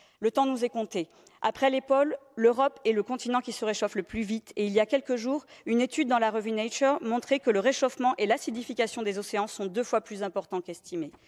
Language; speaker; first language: French; native; French